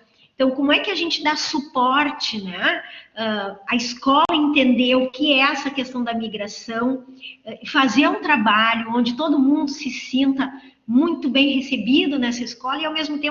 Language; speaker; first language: Portuguese; native; Portuguese